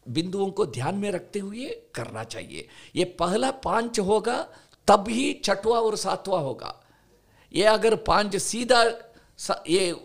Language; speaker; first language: Hindi; non-native, local second language; Kannada